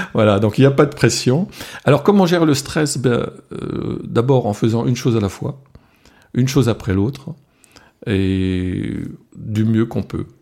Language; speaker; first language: French; non-native, local second language; Swiss German